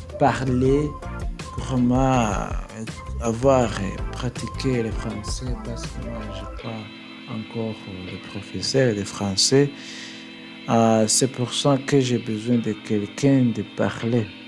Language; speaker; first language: French; non-native, learner; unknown